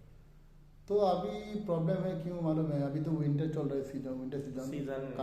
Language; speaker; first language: Hindi; non-native, learner; Bangla